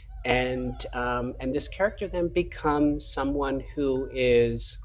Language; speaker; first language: English; native; English